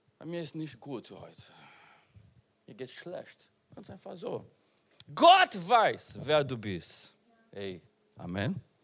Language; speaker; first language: German; non-native, learner; Portuguese